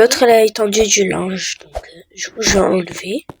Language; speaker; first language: French; native; French